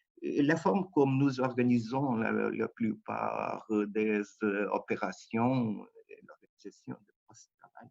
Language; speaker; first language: French; non-native, fluent; Portuguese